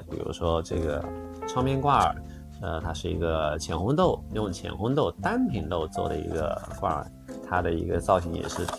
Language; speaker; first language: Chinese; native; Chinese